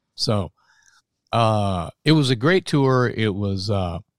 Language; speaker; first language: English; native; English